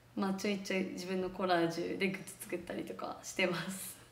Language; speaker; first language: Japanese; native; Japanese